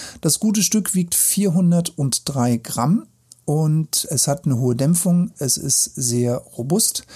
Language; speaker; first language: German; native; German